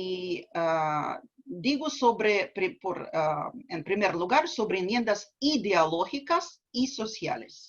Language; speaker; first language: Spanish; non-native, fluent; Russian